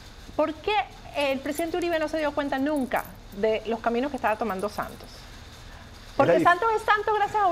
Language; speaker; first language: Spanish; native; Spanish